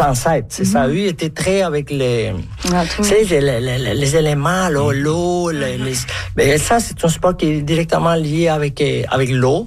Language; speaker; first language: French; non-native, fluent; Spanish